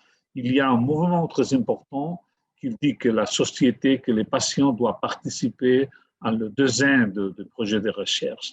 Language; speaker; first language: French; non-native, fluent; Catalan